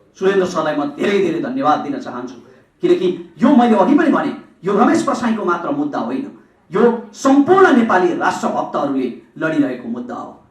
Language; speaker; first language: Nepali; native; Nepali